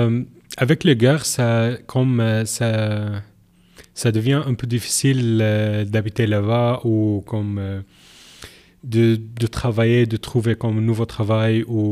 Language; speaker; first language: French; non-native, learner; Arabic